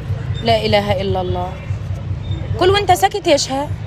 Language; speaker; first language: Arabic; native; Arabic